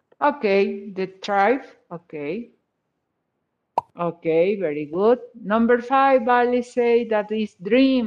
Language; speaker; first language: English; non-native, fluent; Spanish